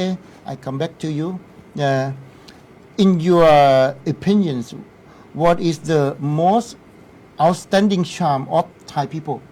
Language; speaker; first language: English; non-native, learner; Thai